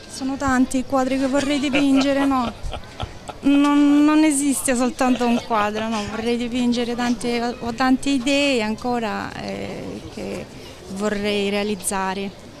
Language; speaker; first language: Italian; non-native, fluent; Romanian